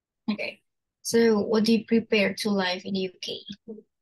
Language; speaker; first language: English; non-native, fluent; Indonesian